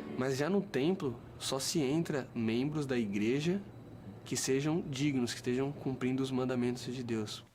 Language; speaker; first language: Portuguese; native; Portuguese